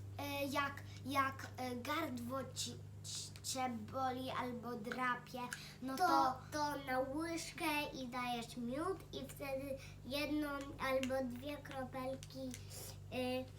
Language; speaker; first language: Polish; early bilingual, heritage; Polish